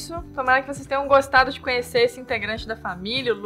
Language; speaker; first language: Portuguese; native; Portuguese